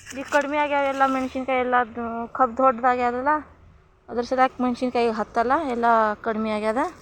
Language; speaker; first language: Kannada; native; Kannada